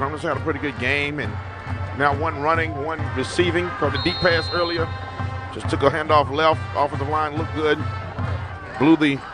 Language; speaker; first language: English; native; English